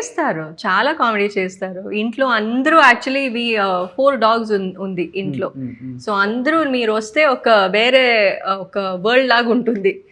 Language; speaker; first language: Telugu; non-native, local second language; Tamil